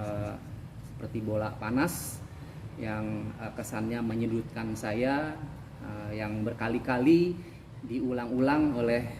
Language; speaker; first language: Indonesian; native; Indonesian